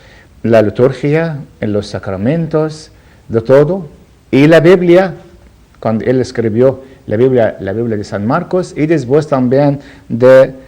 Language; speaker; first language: Spanish; non-native, learner; Arabic